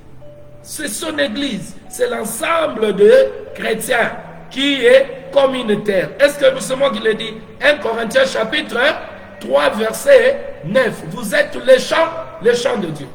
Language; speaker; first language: French; non-native, local second language; Lingala